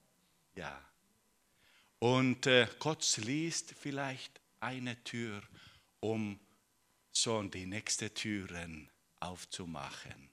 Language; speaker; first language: German; non-native, fluent; Finnish